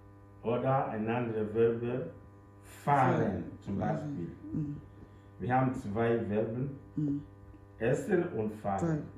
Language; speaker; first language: German; non-native, fluent; French